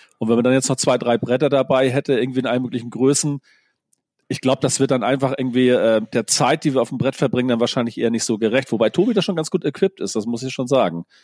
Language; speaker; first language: German; native; German